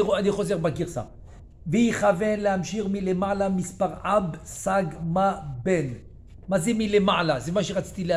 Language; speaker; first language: Hebrew; non-native, fluent; French